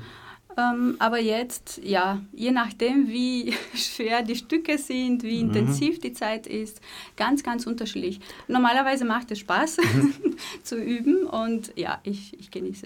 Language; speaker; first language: German; native; German